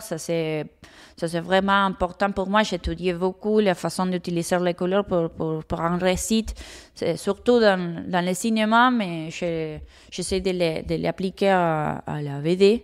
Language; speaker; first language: French; non-native, fluent; Spanish